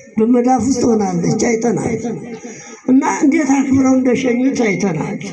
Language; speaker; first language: Amharic; native; Amharic